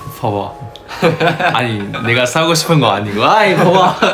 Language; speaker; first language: Korean; non-native, fluent; Chinese